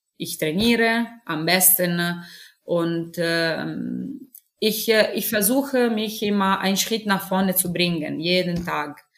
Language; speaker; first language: German; non-native, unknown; Italian